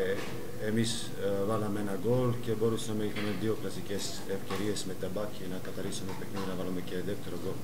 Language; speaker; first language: Greek; non-native, fluent; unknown